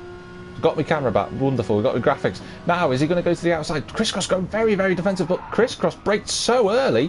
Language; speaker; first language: English; native; English